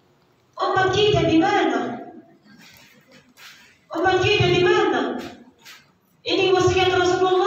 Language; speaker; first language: Indonesian; non-native, learner; Arabic